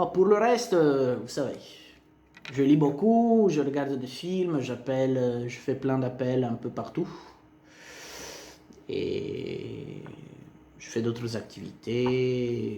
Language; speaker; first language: French; non-native, fluent; Italian